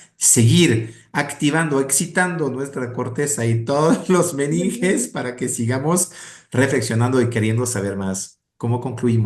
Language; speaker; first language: Spanish; native; Spanish